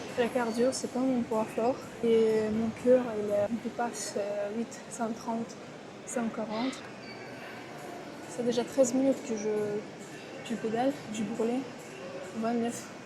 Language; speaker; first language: French; non-native, fluent; Russian